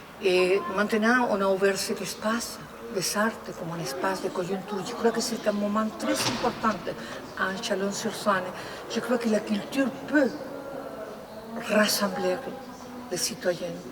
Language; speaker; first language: French; non-native, fluent; Spanish